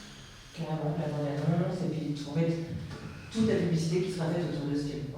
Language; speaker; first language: French; native; French